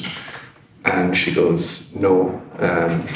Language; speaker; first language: English; non-native, local second language; Irish